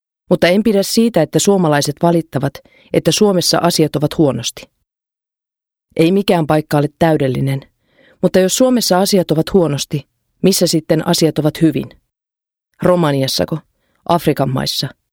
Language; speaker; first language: Finnish; non-native, fluent; Romanian